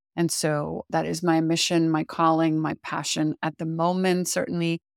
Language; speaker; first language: English; non-native, fluent; Czech